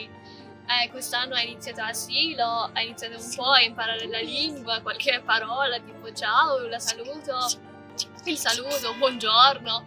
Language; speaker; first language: Italian; non-native, learner; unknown